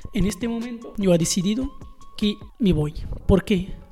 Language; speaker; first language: Spanish; non-native, learner; Arabic